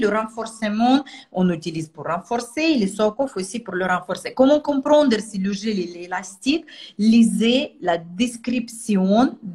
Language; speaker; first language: French; non-native, fluent; Russian